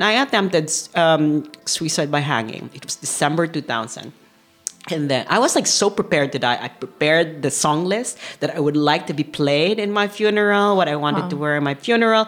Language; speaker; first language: English; non-native, local second language; Filipino